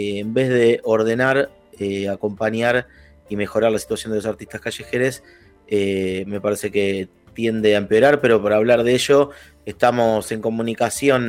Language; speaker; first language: Spanish; native; Spanish